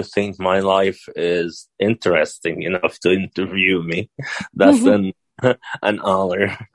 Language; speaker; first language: English; non-native, fluent; Arabic